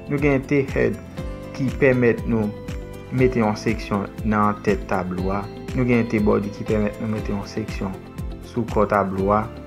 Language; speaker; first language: French; non-native, local second language; Haitian Creole